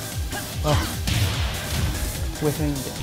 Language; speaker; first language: English; native; English